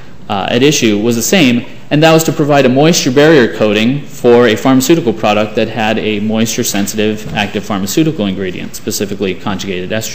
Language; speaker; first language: English; native; English